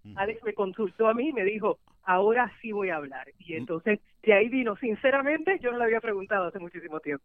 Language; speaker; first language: Spanish; native; Spanish